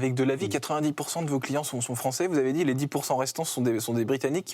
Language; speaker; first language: French; native; French